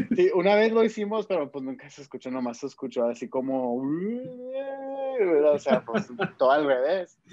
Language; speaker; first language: Spanish; early bilingual, heritage; Spanish